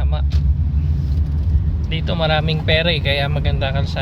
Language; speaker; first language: Filipino; native; Filipino